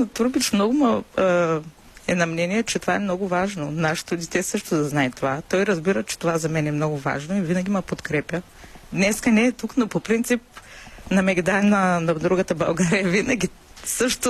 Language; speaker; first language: Bulgarian; native; Bulgarian